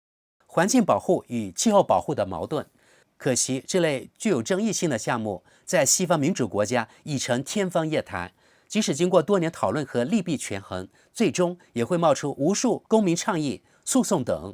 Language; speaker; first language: Chinese; native; Chinese